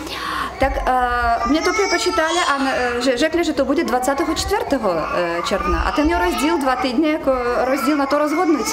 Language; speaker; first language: Czech; non-native, learner; Russian